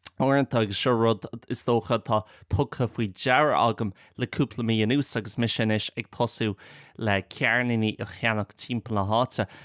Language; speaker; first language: Irish; non-native, local second language; English